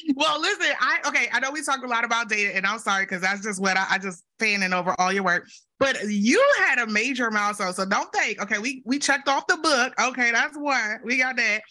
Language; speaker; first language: English; native; English